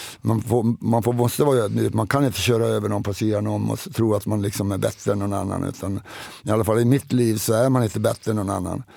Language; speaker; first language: Swedish; native; Swedish